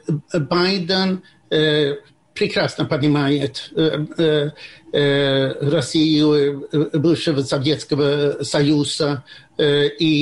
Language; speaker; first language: Russian; non-native, fluent; Swedish